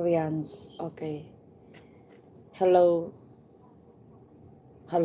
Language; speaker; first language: English; non-native, learner; Filipino